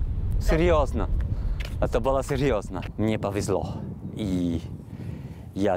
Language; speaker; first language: Russian; non-native, learner; Italian